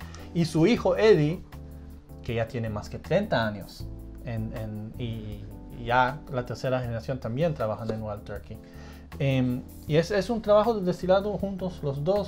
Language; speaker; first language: Spanish; early bilingual, heritage; Spanish